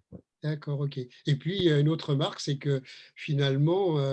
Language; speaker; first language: French; native; French